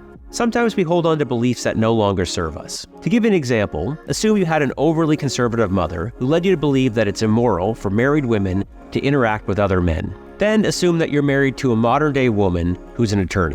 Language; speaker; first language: English; native; English